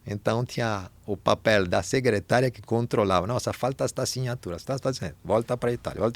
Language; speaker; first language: Portuguese; non-native, fluent; Italian